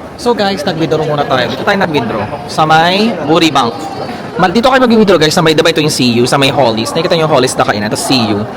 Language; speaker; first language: Filipino; native; Filipino